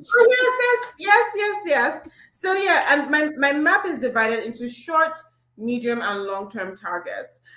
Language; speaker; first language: English; non-native, local second language; Igbo